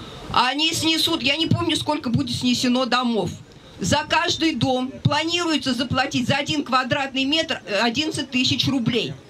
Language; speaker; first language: Russian; native; Russian